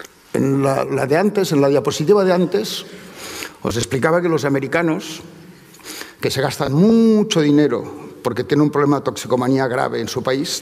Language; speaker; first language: Spanish; native; Spanish